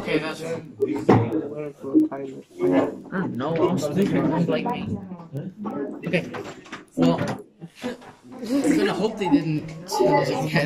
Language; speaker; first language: English; non-native, learner; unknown